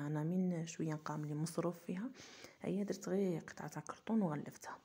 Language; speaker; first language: Arabic; native; Arabic